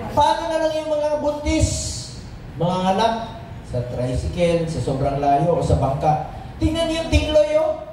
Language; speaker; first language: Filipino; non-native, local second language; Cebuano